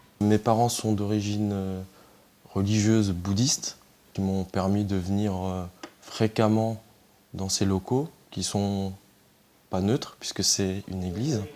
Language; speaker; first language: French; early bilingual, other home language; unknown